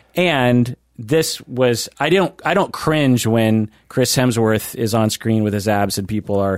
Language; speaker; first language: English; native; English